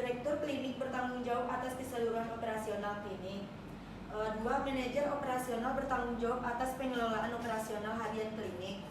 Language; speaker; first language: Indonesian; native; Indonesian